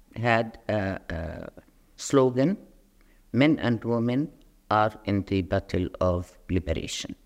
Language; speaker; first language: English; non-native, fluent; Arabic